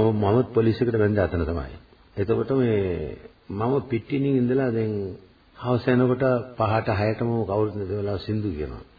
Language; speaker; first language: Sinhala; non-native, fluent; Urdu